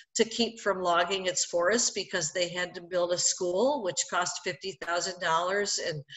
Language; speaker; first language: English; native; English